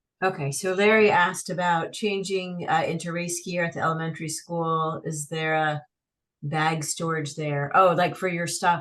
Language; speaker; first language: English; native; English